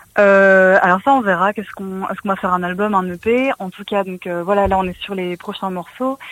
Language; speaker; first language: French; native; French